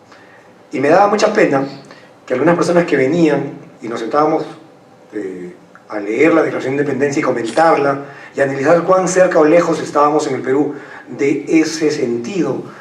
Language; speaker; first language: Spanish; native; Spanish